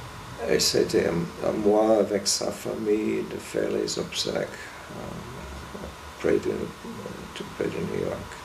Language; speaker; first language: French; non-native, fluent; English